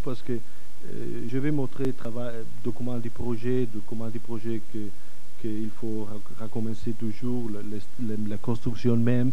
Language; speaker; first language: French; non-native, fluent; Catalan